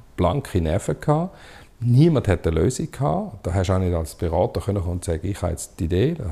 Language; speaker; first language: German; native; German